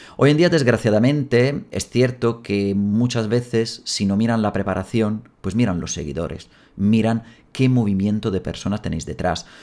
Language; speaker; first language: Spanish; native; Spanish